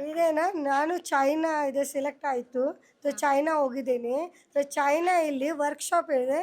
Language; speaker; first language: Kannada; non-native, learner; Hindi